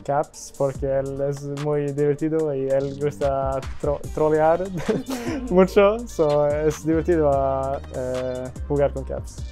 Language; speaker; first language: Spanish; early bilingual, heritage; Swedish